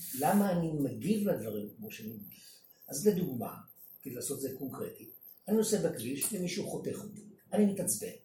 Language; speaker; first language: Hebrew; native; Hebrew